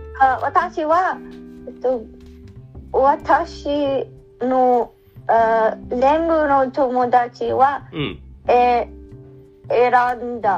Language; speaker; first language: Japanese; non-native, learner; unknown